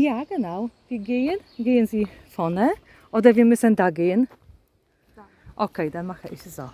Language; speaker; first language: German; non-native, learner; Polish